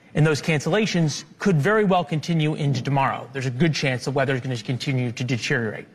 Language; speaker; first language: English; native; English